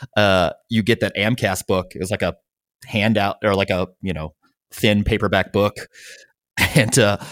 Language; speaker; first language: English; native; English